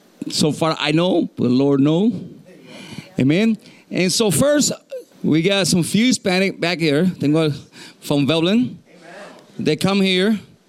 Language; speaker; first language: English; non-native, local second language; Spanish